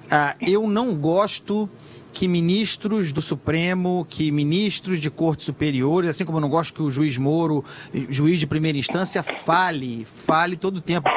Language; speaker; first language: Portuguese; native; Portuguese